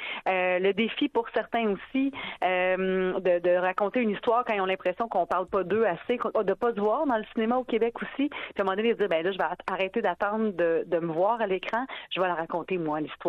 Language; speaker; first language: French; native; French